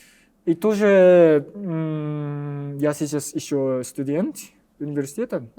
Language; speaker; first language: Russian; non-native, learner; Japanese